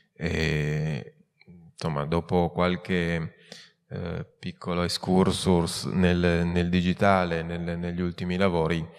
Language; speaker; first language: Italian; native; Italian